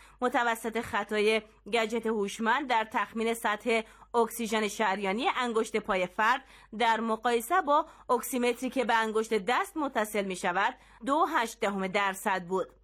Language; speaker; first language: Persian; native; Persian